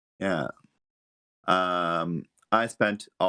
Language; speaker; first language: English; non-native, learner; Japanese